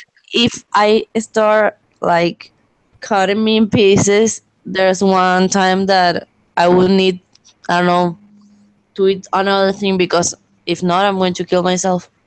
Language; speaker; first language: English; non-native, learner; Spanish